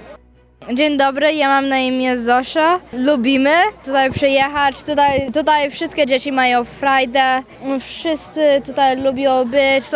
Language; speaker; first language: Polish; early bilingual, other home language; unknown